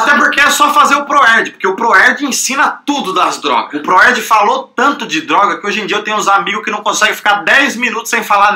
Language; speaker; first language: Portuguese; native; Portuguese